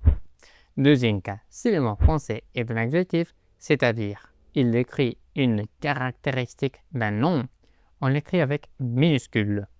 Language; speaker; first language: French; non-native, fluent; Spanish